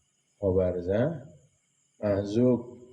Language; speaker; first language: Arabic; non-native, fluent; Indonesian